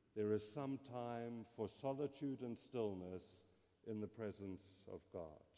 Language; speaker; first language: English; native; English